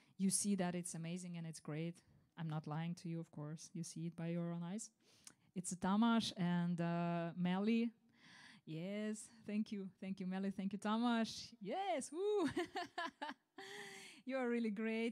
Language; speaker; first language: English; non-native, fluent; Ukrainian